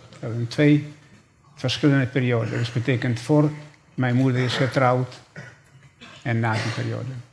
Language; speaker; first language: Dutch; non-native, fluent; Polish